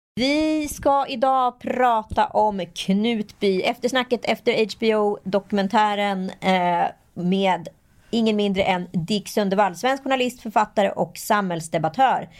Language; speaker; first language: Swedish; native; Swedish